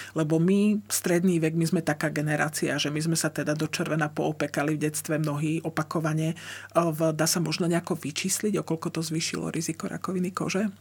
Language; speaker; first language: Slovak; native; Slovak